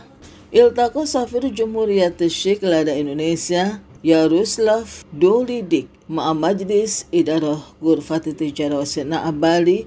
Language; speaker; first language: Arabic; non-native, fluent; Indonesian